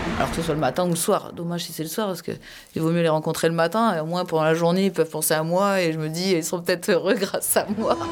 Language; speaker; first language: French; native; French